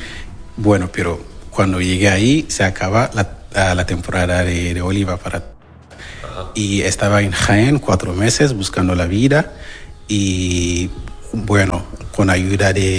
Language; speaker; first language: Spanish; non-native, learner; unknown